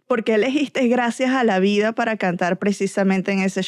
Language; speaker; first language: Spanish; native; Spanish